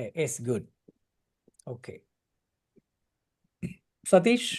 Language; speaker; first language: English; non-native, local second language; Telugu